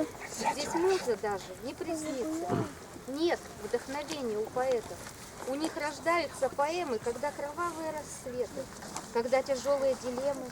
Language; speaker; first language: Russian; native; Russian